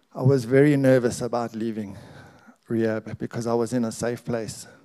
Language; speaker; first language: English; native; English